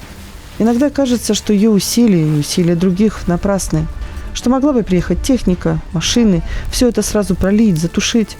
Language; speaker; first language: Russian; native; Russian